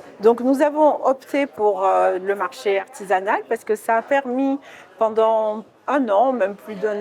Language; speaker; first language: French; native; French